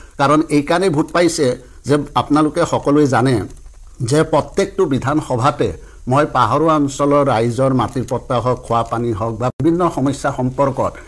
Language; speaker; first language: Assamese; native; Assamese